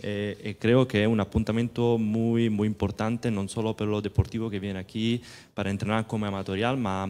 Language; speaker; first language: Spanish; non-native, fluent; Italian